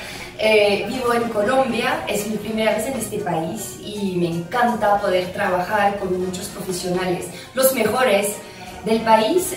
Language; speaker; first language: Spanish; non-native, fluent; French